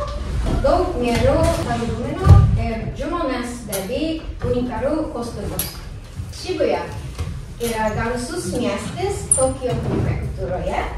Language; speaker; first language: Lithuanian; non-native, learner; Japanese